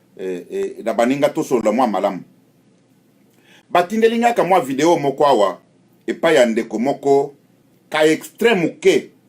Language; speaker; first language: Lingala; non-native, local second language; Luba-Lulua